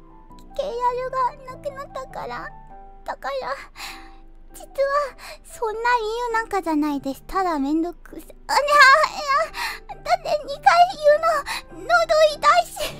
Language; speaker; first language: Japanese; non-native, fluent; Korean